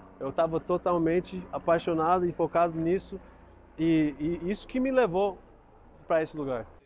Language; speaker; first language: Portuguese; early bilingual, heritage; Portuguese